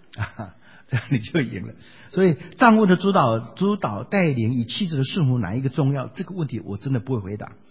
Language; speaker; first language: Chinese; native; Chinese